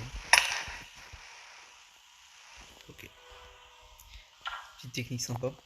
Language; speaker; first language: French; native; French